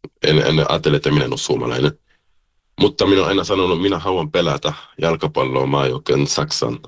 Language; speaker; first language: Finnish; early bilingual, heritage; German